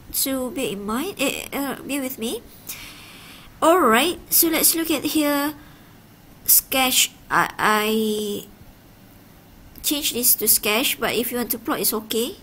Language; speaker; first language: English; non-native, local second language; Malay